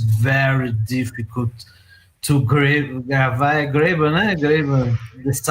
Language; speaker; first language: English; non-native, learner; Portuguese